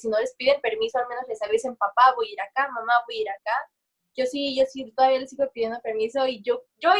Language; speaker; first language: Spanish; native; Spanish